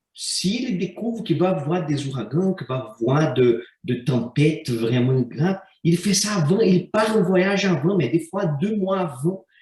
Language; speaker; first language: French; non-native, fluent; Portuguese